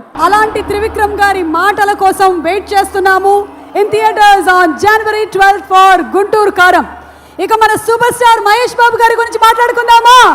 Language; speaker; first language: Telugu; native; Telugu